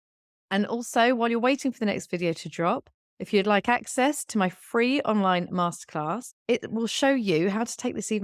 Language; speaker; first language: English; native; English